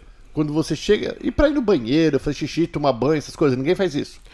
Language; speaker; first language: Portuguese; native; Portuguese